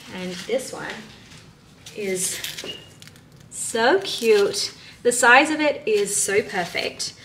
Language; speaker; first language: English; native; English